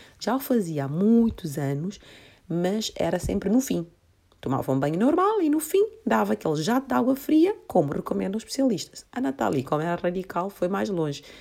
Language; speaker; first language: Portuguese; non-native, local second language; Kabuverdianu